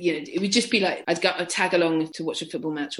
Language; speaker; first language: English; native; English